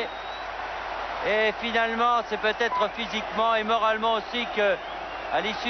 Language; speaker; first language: French; native; French